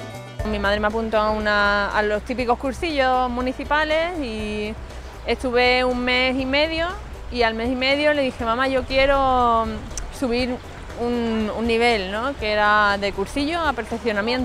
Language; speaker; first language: Spanish; native; Spanish